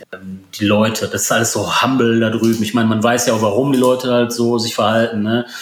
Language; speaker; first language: German; early bilingual, other home language; Polish